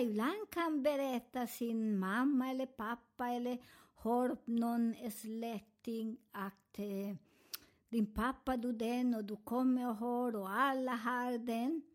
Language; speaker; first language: Swedish; non-native, fluent; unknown